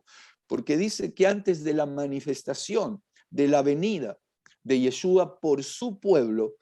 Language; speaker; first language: Spanish; native; Spanish